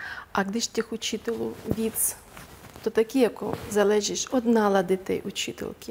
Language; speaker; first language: Czech; non-native, learner; Ukrainian